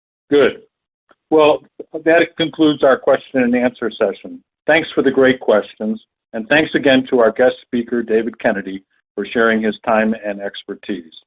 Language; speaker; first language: English; native; English